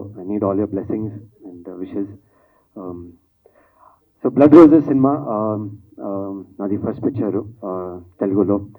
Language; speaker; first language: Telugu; non-native, learner; Kannada